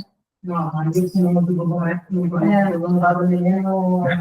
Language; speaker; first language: Italian; non-native, fluent; Portuguese